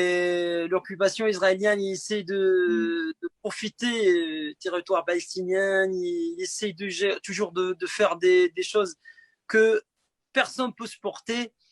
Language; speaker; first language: French; non-native, fluent; Arabic